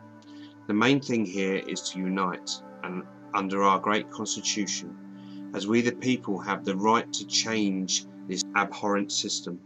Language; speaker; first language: English; native; English